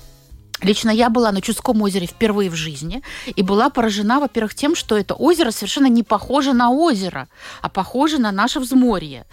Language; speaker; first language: Russian; native; Russian